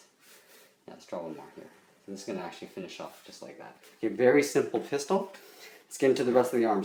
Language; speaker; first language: English; native; English